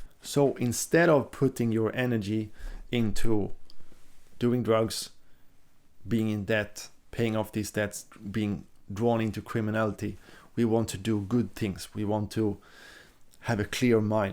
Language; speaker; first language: English; non-native, fluent; Swedish